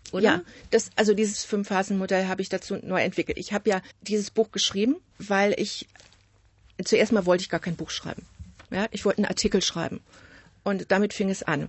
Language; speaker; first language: German; native; German